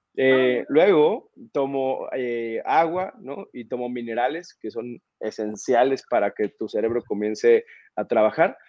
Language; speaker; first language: Spanish; native; Spanish